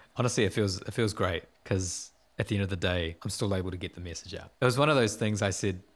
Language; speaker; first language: English; native; English